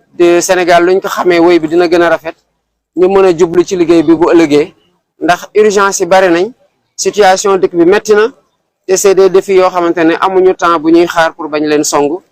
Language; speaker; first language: Wolof; non-native, local second language; Serer